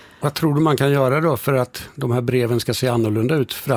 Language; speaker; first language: Swedish; native; Swedish